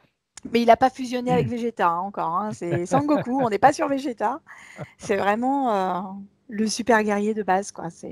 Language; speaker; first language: French; native; French